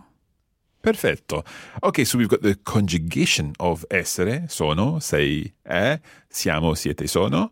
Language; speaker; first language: Italian; non-native, fluent; English